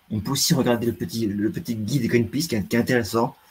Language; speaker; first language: French; native; French